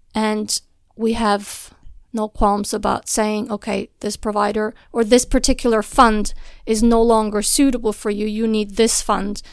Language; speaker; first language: English; non-native, fluent; Albanian